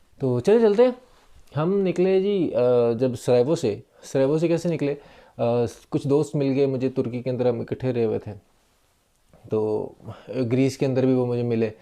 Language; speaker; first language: Urdu; non-native, local second language; Punjabi